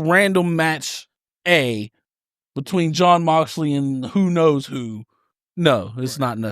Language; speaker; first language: English; native; English